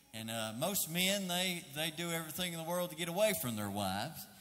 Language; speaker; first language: English; native; English